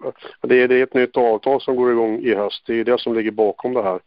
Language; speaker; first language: Swedish; native; Swedish